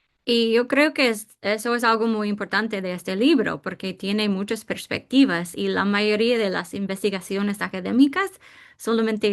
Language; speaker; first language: Spanish; non-native, fluent; English